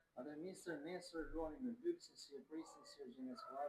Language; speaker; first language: Albanian; native; Albanian